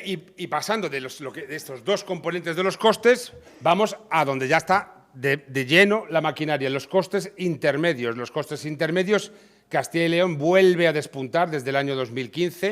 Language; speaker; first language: Spanish; native; Spanish